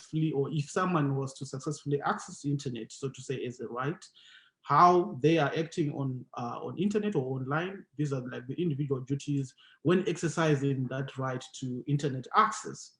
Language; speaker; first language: English; non-native, local second language; Shona